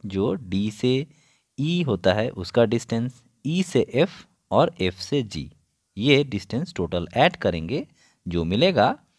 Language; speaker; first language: Hindi; non-native, local second language; Bangla